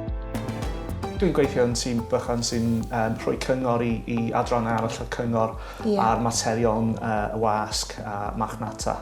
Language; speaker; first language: Welsh; non-native, local second language; English